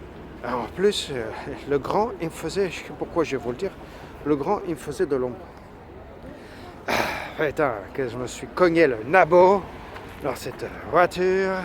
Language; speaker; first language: French; native; French